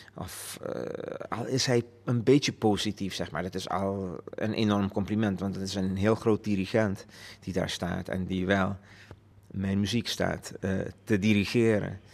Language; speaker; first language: Dutch; non-native, local second language; Papiamento